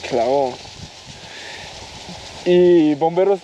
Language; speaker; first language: Spanish; non-native, learner; French